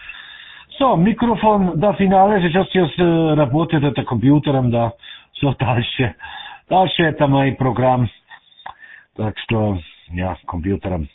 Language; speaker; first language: Russian; non-native, learner; German